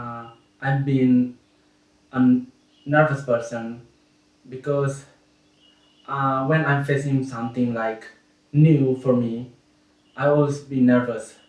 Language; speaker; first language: English; non-native, learner; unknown